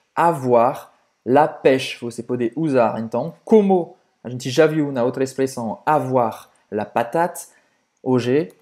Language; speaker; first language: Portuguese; non-native, fluent; French